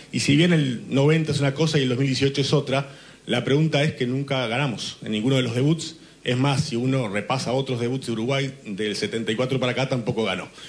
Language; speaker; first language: Spanish; native; Spanish